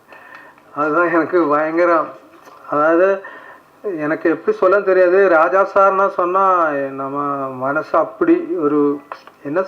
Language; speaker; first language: Tamil; non-native, learner; Malayalam